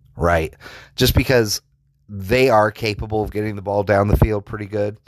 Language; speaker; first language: English; native; English